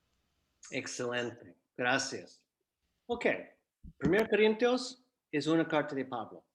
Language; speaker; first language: Spanish; non-native, fluent; English